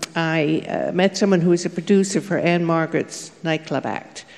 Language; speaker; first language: English; native; English